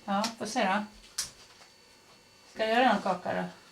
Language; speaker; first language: Swedish; early bilingual, other home language; Estonian